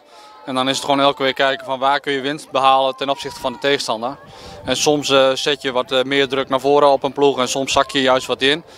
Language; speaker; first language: Dutch; native; Dutch